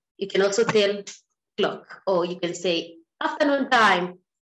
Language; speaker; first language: English; non-native, local second language; Swahili